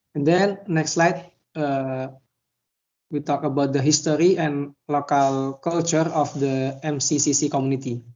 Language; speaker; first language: English; non-native, learner; Indonesian